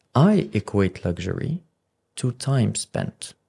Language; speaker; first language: English; non-native, fluent; Arabic